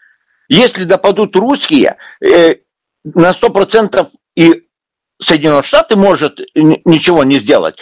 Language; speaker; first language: Russian; non-native, local second language; Lithuanian